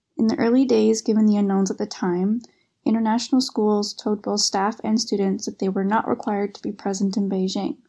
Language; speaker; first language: English; native; English